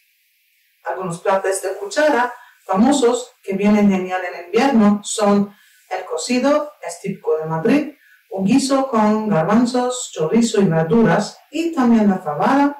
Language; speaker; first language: Spanish; non-native, fluent; Turkish